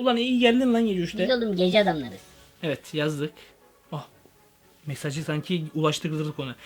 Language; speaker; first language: Turkish; native; Turkish